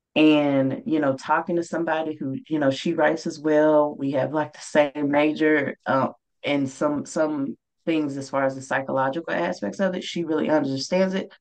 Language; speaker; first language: English; native; English